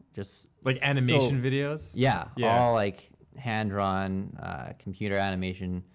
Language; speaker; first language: English; native; English